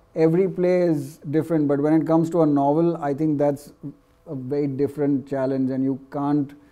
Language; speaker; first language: English; non-native, local second language; Gujarati